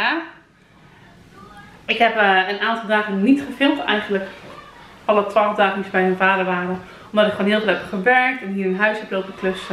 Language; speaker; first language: Dutch; native; Dutch